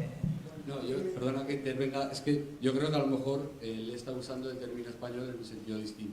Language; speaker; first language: Spanish; native; Spanish